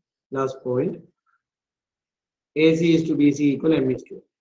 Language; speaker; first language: English; non-native, local second language; Malayalam